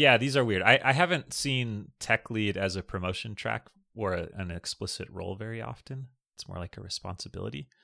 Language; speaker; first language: English; native; English